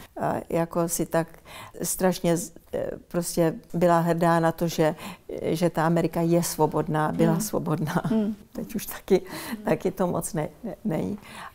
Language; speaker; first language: Czech; early bilingual, heritage; Czech